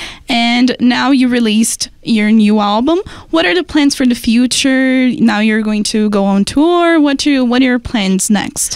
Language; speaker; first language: English; non-native, fluent; Portuguese